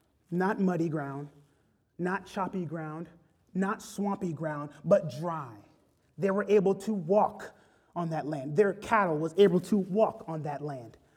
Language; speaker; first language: English; native; English